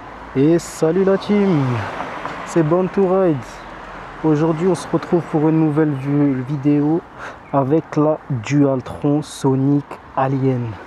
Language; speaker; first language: French; native; French